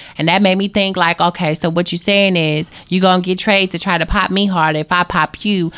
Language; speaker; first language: English; native; English